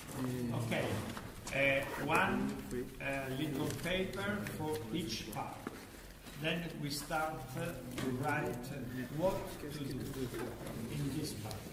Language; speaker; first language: English; non-native, learner; Italian